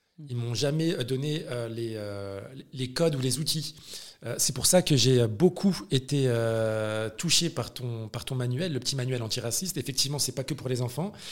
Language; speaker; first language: French; early bilingual, other home language; Arabic